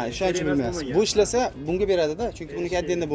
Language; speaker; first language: Turkish; non-native, learner; Uzbek